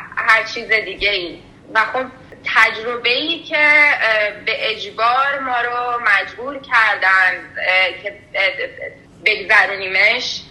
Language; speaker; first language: Persian; native; Persian